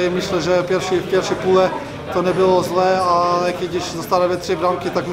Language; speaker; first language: Polish; non-native, learner; Croatian